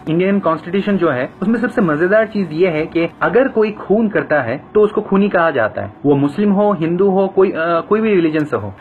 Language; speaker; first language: Hindi; non-native, fluent; Bangla